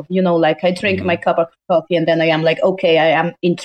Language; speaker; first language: English; non-native, fluent; Spanish